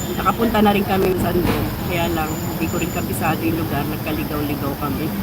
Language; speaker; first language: Filipino; native; Filipino